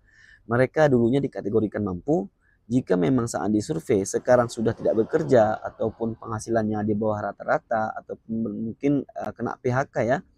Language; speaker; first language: Indonesian; native; Indonesian